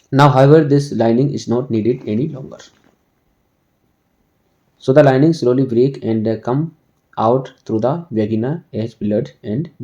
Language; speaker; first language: English; non-native, local second language; Hindi